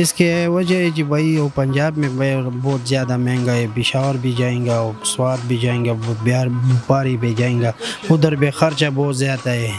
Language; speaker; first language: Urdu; non-native, local second language; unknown